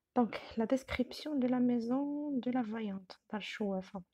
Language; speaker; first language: French; non-native, local second language; Arabic